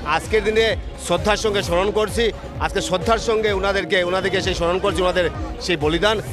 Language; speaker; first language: Bangla; native; Bangla